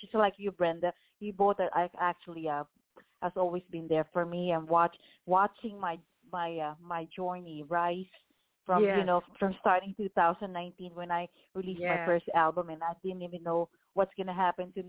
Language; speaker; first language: English; non-native, local second language; Filipino